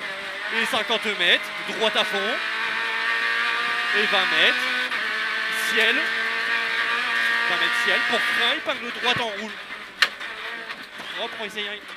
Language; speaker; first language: French; native; French